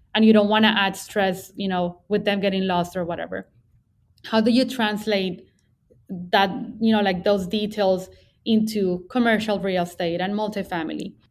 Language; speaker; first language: English; non-native, fluent; Spanish